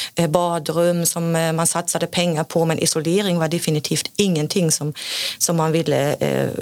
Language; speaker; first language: Swedish; non-native, fluent; German